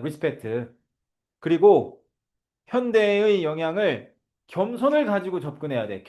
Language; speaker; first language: Korean; native; Korean